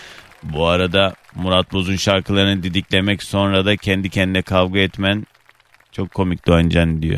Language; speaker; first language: Turkish; native; Turkish